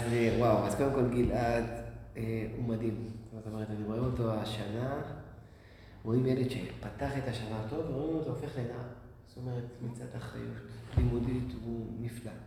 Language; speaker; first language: Hebrew; native; Hebrew